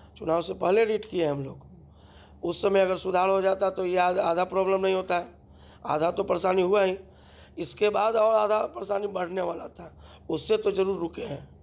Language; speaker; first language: Hindi; native; Hindi